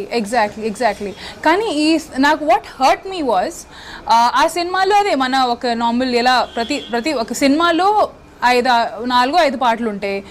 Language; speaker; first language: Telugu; non-native, local second language; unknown